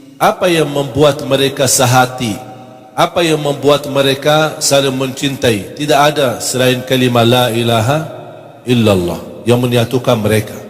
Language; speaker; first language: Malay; non-native, fluent; Arabic